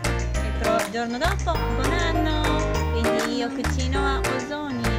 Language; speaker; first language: Italian; non-native, learner; Japanese